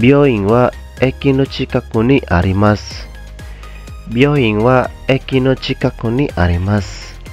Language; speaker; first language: Japanese; non-native, fluent; Indonesian